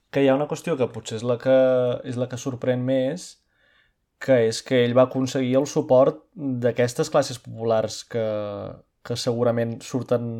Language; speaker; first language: Catalan; non-native, fluent; Portuguese